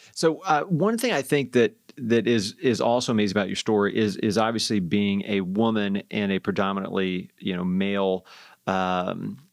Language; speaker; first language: English; native; English